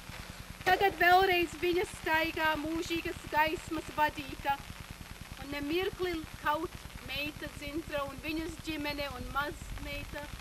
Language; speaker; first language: Latvian; early bilingual, heritage; Latvian